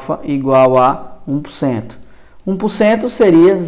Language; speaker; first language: Portuguese; native; Portuguese